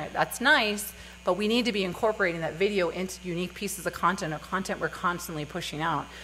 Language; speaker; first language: English; native; English